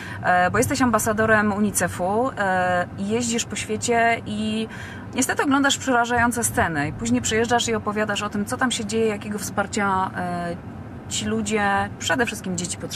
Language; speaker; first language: Polish; native; Polish